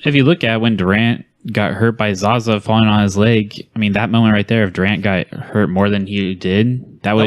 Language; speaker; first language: English; native; English